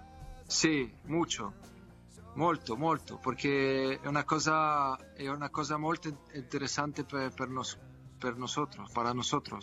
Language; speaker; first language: Italian; non-native, learner; Spanish